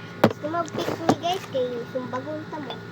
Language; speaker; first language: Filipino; non-native, local second language; Cebuano